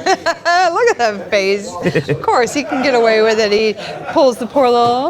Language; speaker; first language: English; native; English